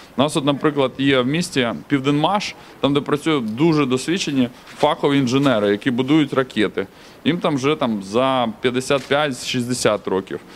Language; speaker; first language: Ukrainian; native; Ukrainian